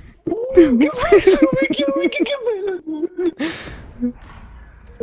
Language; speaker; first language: Italian; native; Italian